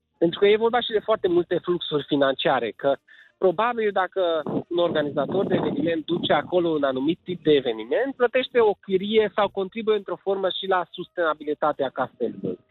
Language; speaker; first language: Romanian; non-native, local second language; Hungarian